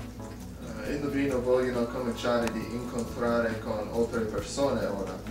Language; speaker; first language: Italian; non-native, learner; English